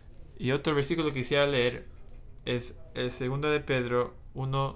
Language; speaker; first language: Spanish; non-native, fluent; English